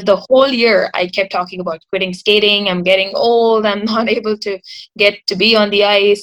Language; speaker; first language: English; non-native, local second language; Marathi